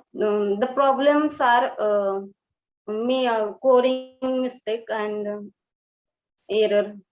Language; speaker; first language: English; non-native, learner; Marathi